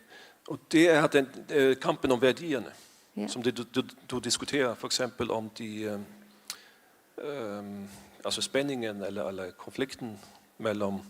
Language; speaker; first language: Danish; non-native, fluent; Faroese